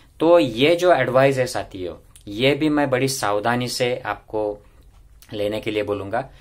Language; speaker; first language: Hindi; non-native, local second language; Marathi